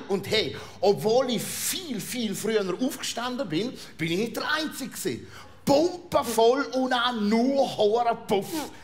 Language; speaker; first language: German; native; German